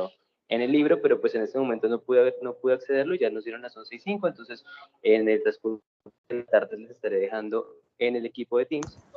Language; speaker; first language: Spanish; native; Spanish